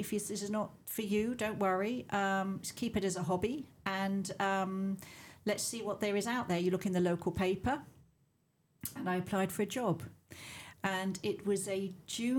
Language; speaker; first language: English; native; English